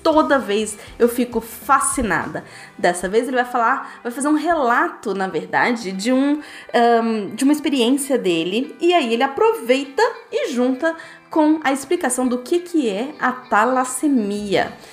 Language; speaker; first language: Portuguese; native; Portuguese